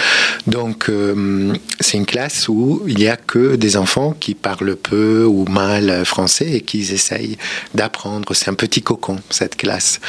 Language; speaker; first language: French; native; French